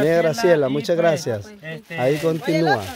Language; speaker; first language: Spanish; native; Spanish